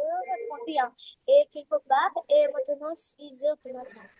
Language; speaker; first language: French; non-native, fluent; Russian